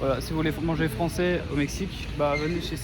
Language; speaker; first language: French; native; French